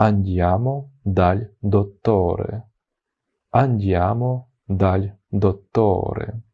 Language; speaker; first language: Italian; non-native, fluent; Ukrainian